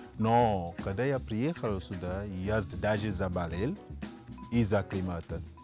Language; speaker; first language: Russian; non-native, learner; Fon